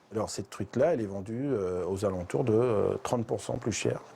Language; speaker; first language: French; native; French